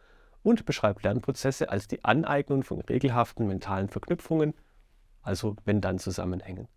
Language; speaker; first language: German; native; German